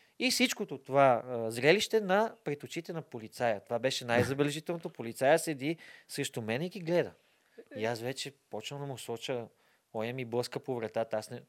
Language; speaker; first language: Bulgarian; native; Bulgarian